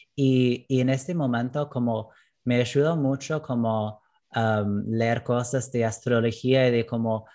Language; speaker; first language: Spanish; non-native, fluent; English